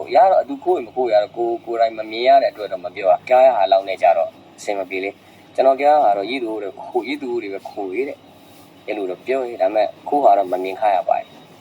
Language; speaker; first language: Burmese; native; Burmese